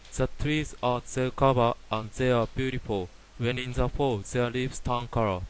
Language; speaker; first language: English; non-native, learner; Japanese